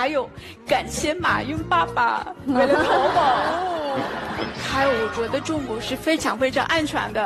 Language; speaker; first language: Chinese; non-native, fluent; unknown